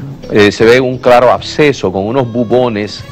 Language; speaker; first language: Spanish; native; Spanish